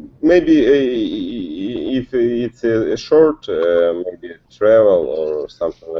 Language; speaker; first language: English; non-native, learner; Russian